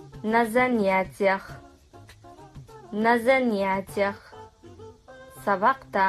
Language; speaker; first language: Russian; non-native, fluent; Kazakh